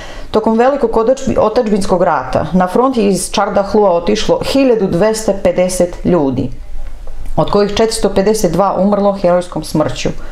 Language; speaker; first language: Serbian; non-native, fluent; Armenian